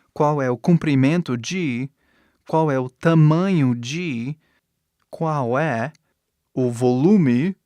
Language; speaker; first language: Portuguese; non-native, fluent; English